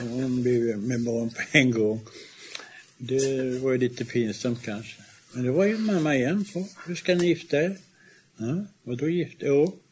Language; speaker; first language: Swedish; native; Swedish